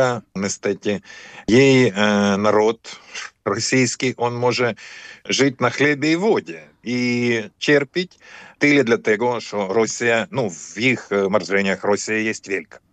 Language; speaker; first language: Polish; non-native, fluent; Ukrainian